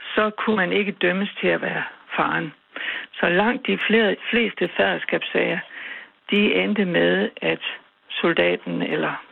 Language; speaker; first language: Danish; native; Danish